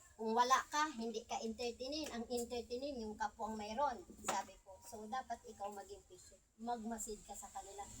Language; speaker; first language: Filipino; non-native, local second language; Cebuano